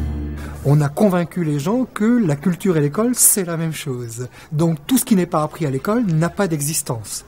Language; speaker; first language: French; native; French